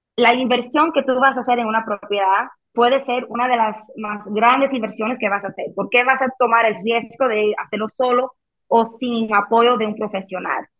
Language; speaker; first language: Spanish; early bilingual, heritage; Spanish